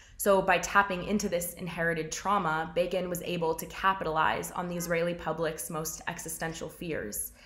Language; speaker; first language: English; native; English